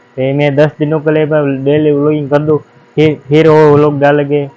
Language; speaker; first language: Hindi; non-native, local second language; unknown